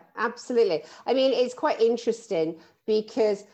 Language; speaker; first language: English; native; English